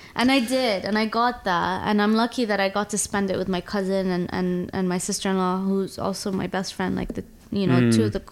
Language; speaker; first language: English; early bilingual, other home language; Arabic